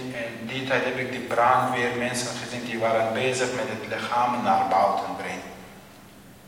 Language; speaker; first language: Dutch; non-native, fluent; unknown